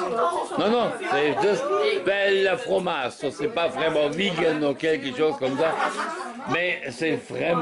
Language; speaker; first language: French; non-native, learner; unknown